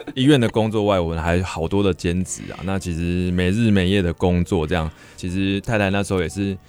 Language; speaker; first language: Chinese; native; Chinese